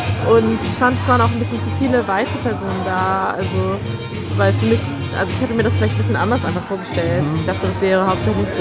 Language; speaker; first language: German; native; German